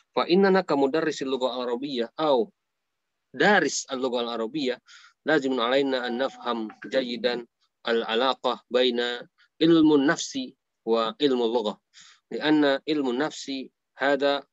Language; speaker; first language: Arabic; non-native, fluent; Indonesian